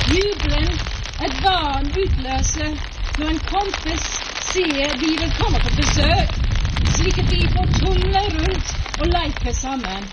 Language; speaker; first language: Norwegian; non-native, fluent; English